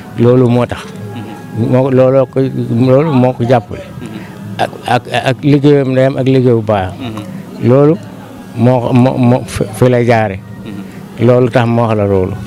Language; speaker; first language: Wolof; native; Wolof